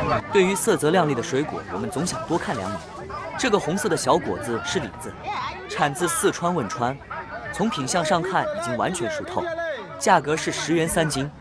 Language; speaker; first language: Chinese; native; Chinese